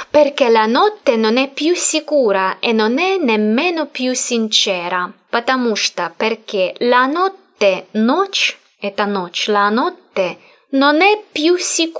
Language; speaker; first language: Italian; non-native, fluent; Russian